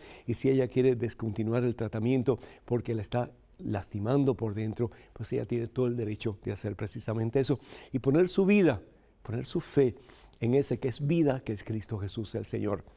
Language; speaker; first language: Spanish; native; Spanish